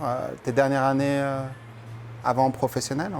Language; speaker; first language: French; native; French